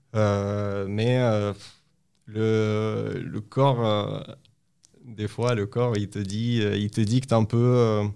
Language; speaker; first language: French; non-native, fluent; Uzbek